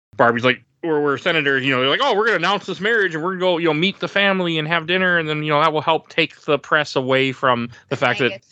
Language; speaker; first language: English; native; English